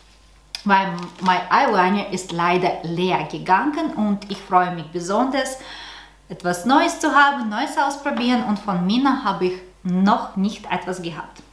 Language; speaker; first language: German; non-native, learner; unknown